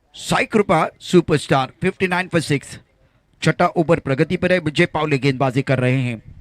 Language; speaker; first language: Hindi; non-native, local second language; Marathi